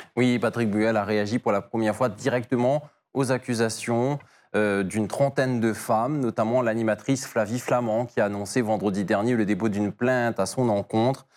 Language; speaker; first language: French; native; French